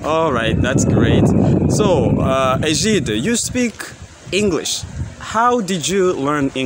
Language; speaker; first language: English; non-native, fluent; Rundi